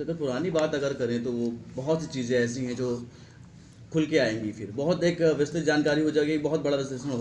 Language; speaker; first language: Hindi; native; Hindi